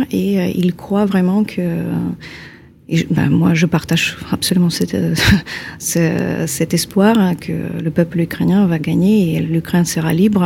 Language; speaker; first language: French; non-native, fluent; Ukrainian